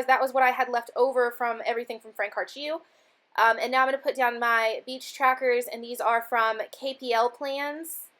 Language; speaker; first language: English; native; English